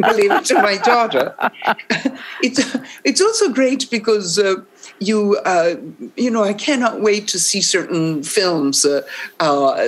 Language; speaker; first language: English; non-native, fluent; Italian